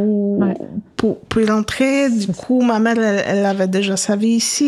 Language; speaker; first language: French; non-native, fluent; Polish